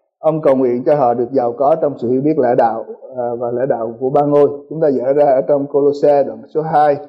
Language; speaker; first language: Vietnamese; early bilingual, heritage; Vietnamese